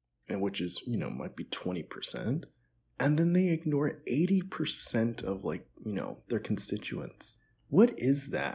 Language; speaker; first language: English; native; English